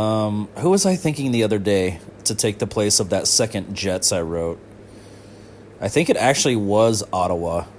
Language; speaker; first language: English; native; English